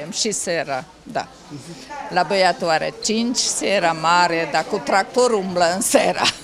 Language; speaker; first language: Romanian; non-native, local second language; Hungarian